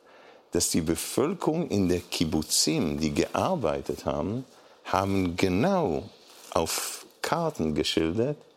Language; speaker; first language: German; non-native, fluent; Hebrew